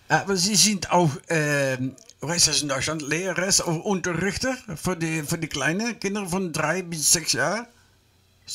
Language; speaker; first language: German; non-native, learner; Dutch